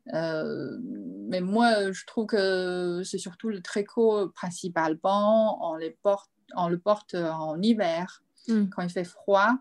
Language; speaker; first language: French; non-native, fluent; Chinese